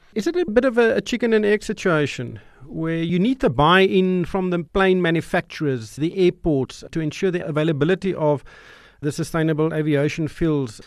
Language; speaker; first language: English; non-native, local second language; Afrikaans